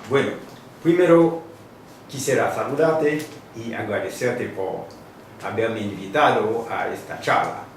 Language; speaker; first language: Spanish; non-native, fluent; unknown